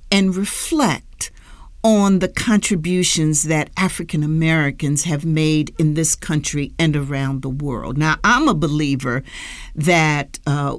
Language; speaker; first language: English; native; English